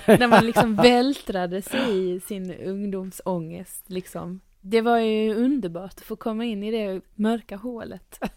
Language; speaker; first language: Swedish; native; Swedish